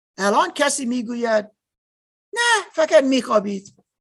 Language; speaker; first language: Persian; non-native, learner; German